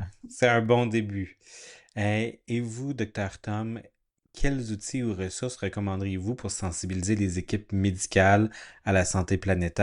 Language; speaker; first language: French; native; French